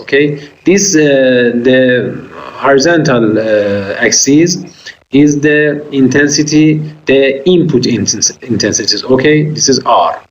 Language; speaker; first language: English; non-native, fluent; Persian